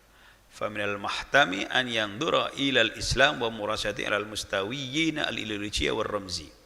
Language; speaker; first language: Arabic; non-native, fluent; Javanese